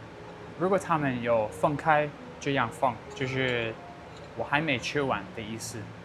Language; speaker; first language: Chinese; non-native, fluent; English